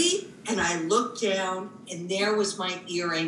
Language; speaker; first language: English; native; English